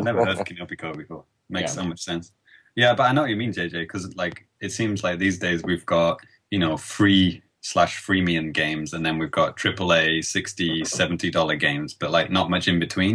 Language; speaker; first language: English; native; English